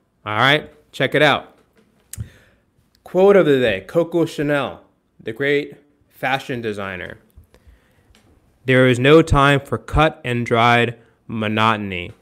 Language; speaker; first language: English; native; English